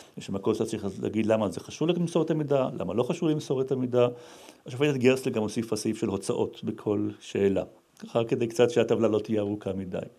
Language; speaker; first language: Hebrew; native; Hebrew